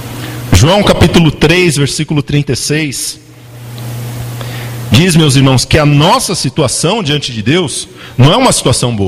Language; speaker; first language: Portuguese; native; Portuguese